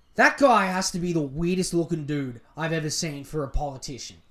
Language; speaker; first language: English; native; English